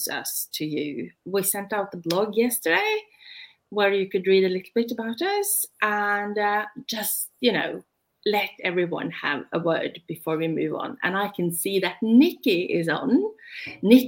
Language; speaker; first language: English; non-native, fluent; Norwegian